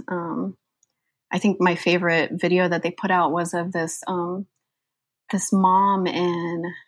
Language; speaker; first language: English; native; English